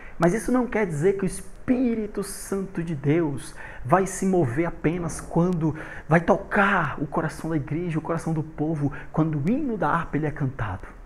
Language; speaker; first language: Portuguese; native; Portuguese